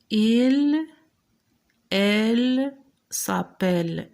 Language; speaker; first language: French; non-native, local second language; Arabic